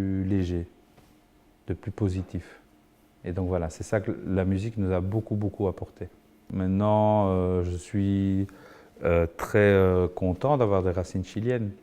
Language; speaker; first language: French; early bilingual, other home language; Spanish